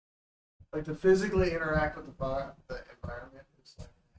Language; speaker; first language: English; native; English